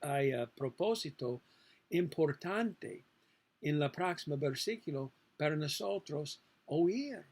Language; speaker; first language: Spanish; non-native, learner; English